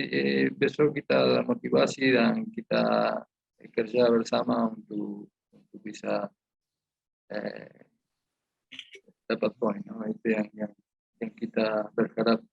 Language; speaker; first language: Indonesian; non-native, fluent; Spanish